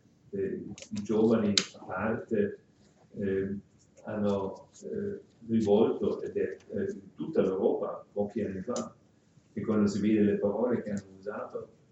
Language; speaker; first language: Italian; non-native, fluent; German